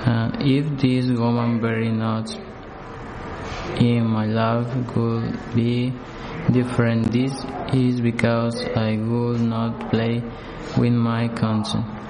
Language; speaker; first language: English; non-native, learner; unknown